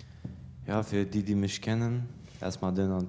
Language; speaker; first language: German; early bilingual, other home language; Bosnian